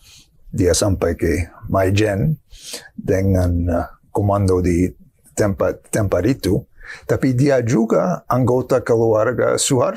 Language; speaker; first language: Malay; non-native, fluent; English